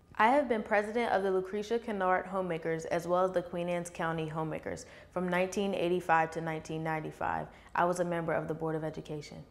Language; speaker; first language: English; native; English